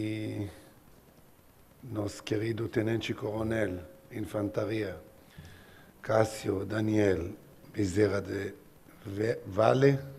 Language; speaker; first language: Portuguese; non-native, learner; Hebrew